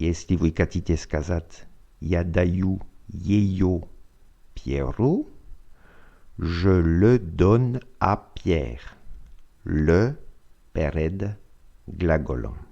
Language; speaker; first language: Russian; non-native, fluent; French